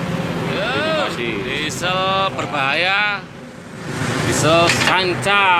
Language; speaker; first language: Indonesian; non-native, local second language; Javanese